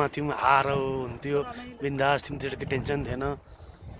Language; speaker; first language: Nepali; native; Nepali